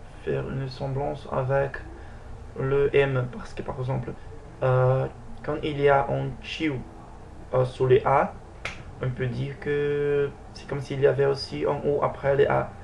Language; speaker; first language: French; non-native, fluent; Portuguese